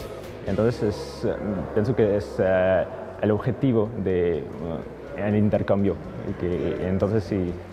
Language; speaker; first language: Spanish; non-native, fluent; French